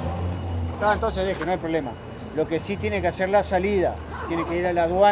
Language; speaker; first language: Spanish; native; Spanish